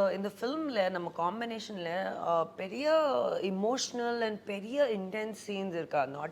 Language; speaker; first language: Tamil; non-native, learner; Hindi